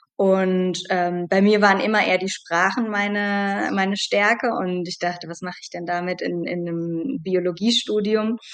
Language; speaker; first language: German; native; German